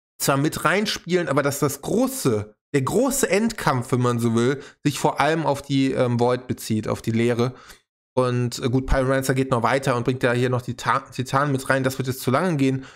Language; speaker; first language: German; native; German